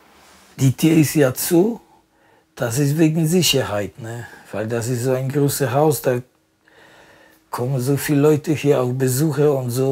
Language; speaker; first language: German; non-native, fluent; Polish